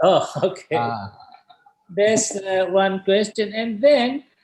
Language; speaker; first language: English; non-native, fluent; Indonesian